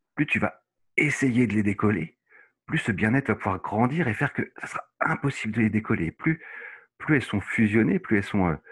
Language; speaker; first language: French; native; French